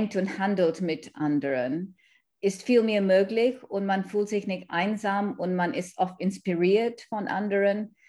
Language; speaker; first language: German; non-native, fluent; English